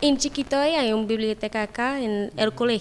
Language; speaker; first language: Spanish; non-native, learner; English